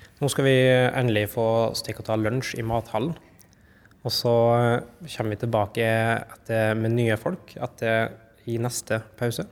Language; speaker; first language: Norwegian; native; Norwegian